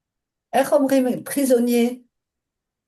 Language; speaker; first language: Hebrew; non-native, learner; French